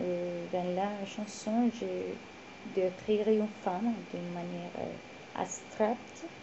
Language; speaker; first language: French; non-native, learner; Spanish